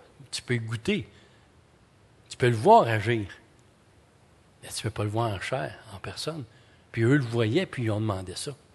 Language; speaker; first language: French; native; French